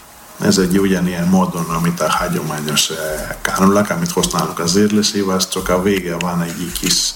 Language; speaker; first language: Hungarian; non-native, learner; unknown